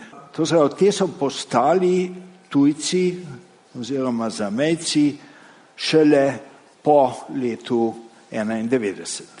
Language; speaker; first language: Slovenian; native; Slovenian